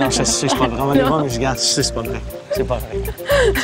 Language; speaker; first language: French; native; French